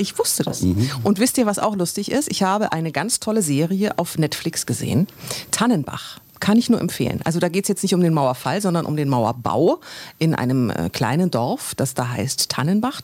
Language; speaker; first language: German; native; German